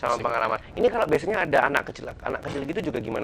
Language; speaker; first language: Indonesian; native; Indonesian